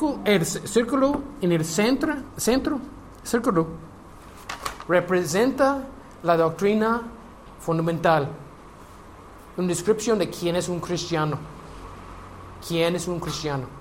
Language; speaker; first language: Spanish; non-native, learner; English